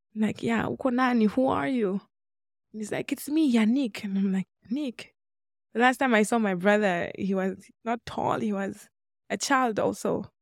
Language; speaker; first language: English; non-native, local second language; Swahili